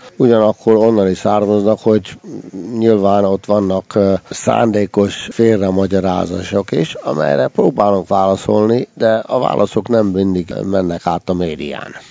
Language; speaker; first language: Hungarian; early bilingual, heritage; Hungarian